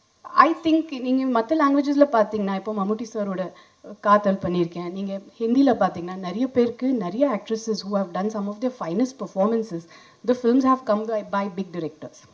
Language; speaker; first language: Tamil; non-native, fluent; Hindi